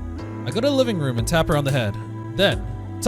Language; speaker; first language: English; native; English